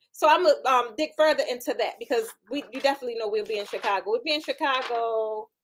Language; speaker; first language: English; native; English